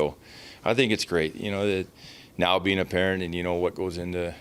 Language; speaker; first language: English; native; English